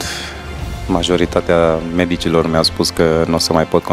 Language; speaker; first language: Romanian; native; Romanian